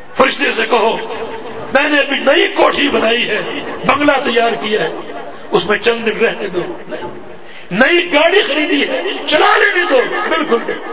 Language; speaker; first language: Urdu; native; Urdu